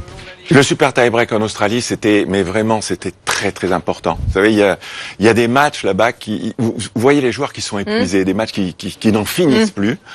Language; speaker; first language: French; native; French